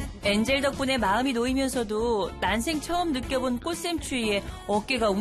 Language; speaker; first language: Korean; native; Korean